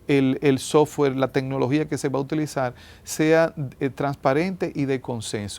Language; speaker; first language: Spanish; native; Spanish